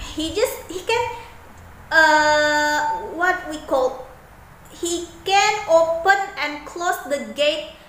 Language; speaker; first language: English; non-native, learner; Indonesian